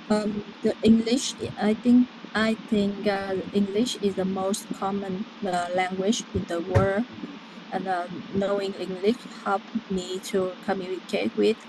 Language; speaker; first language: English; non-native, learner; Vietnamese